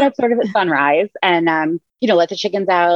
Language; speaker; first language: English; native; English